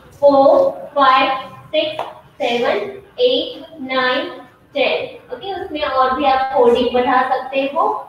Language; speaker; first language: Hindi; non-native, local second language; Gujarati